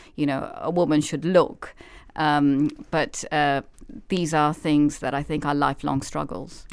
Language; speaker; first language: English; native; English